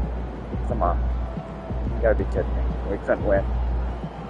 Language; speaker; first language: English; native; English